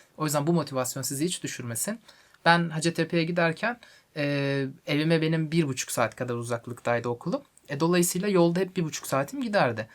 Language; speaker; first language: Turkish; native; Turkish